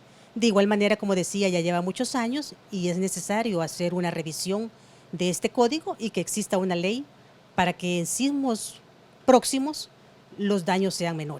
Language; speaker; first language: Spanish; native; Spanish